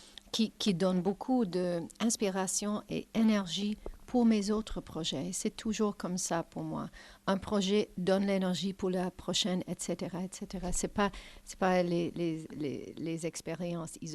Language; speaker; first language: French; non-native, fluent; English